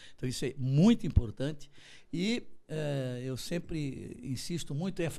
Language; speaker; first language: Portuguese; non-native, local second language; German